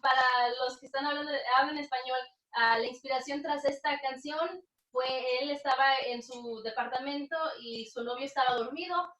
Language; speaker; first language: Spanish; early bilingual, heritage; Spanish